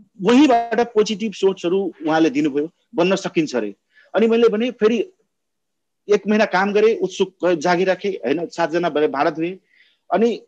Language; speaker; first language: Nepali; non-native, local second language; Maithili